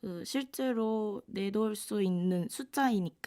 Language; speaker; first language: Korean; non-native, fluent; Cantonese